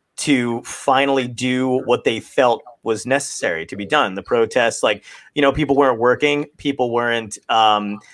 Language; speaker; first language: English; native; English